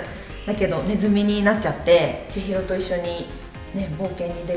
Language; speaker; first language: Japanese; native; Japanese